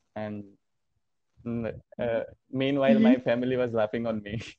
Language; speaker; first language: English; non-native, learner; Hindi